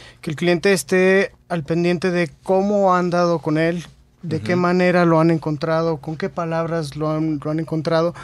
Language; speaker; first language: Spanish; native; Spanish